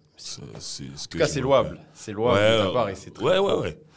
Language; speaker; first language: French; native; French